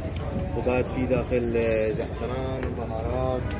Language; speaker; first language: Arabic; non-native, learner; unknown